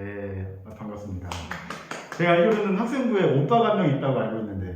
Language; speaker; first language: Korean; native; Korean